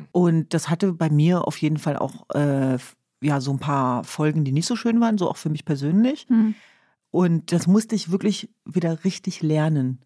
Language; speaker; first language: German; early bilingual, other home language; Kurdish